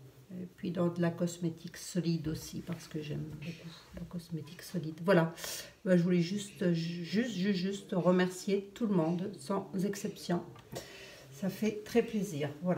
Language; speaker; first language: French; native; French